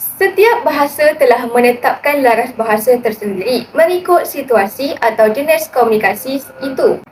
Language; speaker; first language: Malay; native; Malay